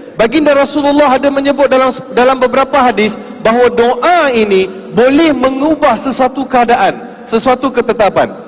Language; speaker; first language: Malay; non-native, local second language; Tamil